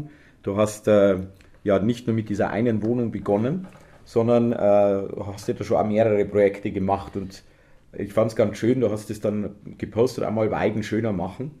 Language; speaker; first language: German; native; German